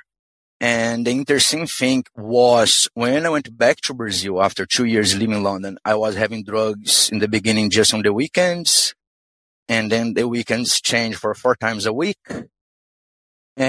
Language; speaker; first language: English; non-native, fluent; Portuguese